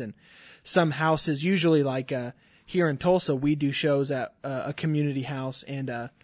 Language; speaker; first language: English; early bilingual, other home language; Spanish